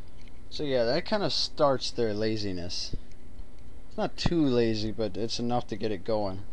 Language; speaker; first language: English; native; English